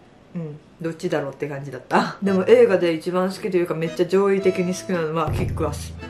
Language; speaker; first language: Japanese; native; Japanese